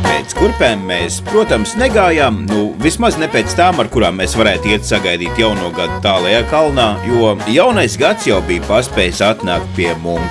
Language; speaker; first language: Latvian; native; Latvian